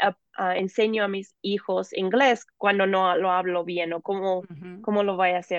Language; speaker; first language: Spanish; non-native, fluent; English